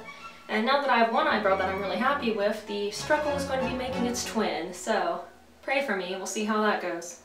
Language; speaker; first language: English; native; English